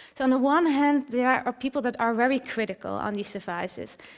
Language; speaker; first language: English; early bilingual, other home language; Dutch